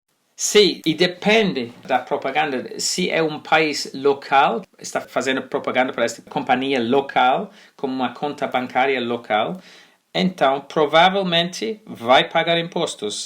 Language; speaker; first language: Portuguese; non-native, fluent; English